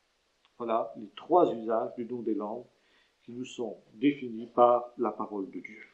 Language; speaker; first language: French; native; French